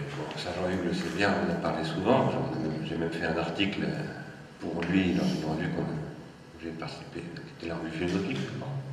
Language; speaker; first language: French; native; French